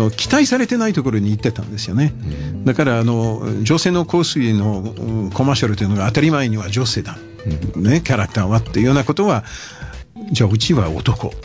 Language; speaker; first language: Japanese; non-native, fluent; French